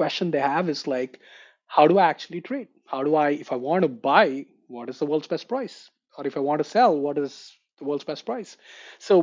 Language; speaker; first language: English; non-native, local second language; Telugu